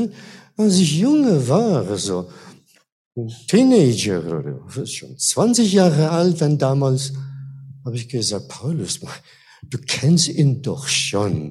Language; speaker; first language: German; non-native, fluent; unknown